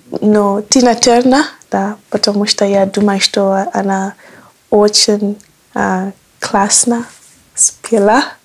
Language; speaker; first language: Russian; non-native, learner; English